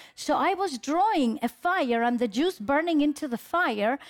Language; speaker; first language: English; early bilingual, other home language; Spanish